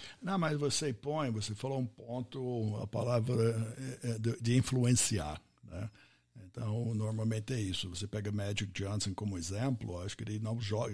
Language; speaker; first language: Portuguese; non-native, fluent; English